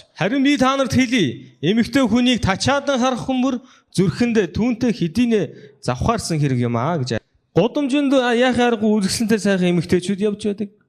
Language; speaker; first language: Mongolian; non-native, fluent; Korean